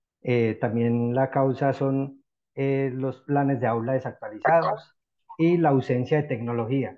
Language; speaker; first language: Spanish; native; Spanish